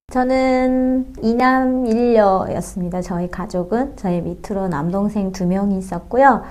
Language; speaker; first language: Korean; native; Korean